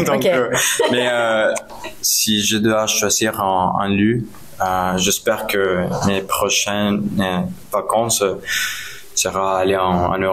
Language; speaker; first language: French; non-native, learner; Spanish